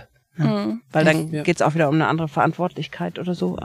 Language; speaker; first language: German; native; German